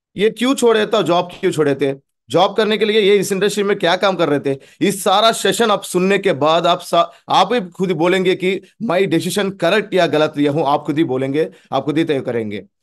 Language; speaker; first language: Hindi; non-native, local second language; Telugu